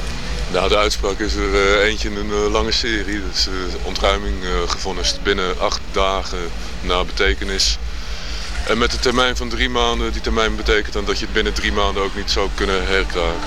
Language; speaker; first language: Dutch; native; Dutch